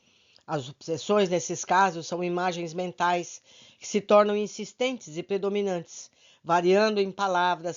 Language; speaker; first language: Portuguese; native; Portuguese